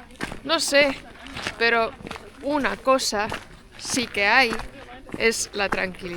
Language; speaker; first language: Spanish; non-native, fluent; Estonian